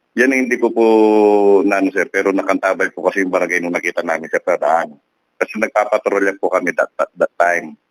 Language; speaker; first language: Filipino; native; Filipino